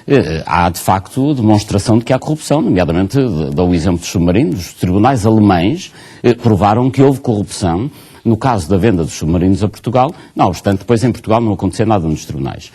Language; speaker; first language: Portuguese; native; Portuguese